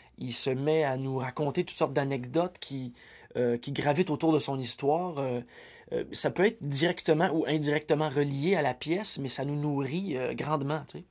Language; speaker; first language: French; native; French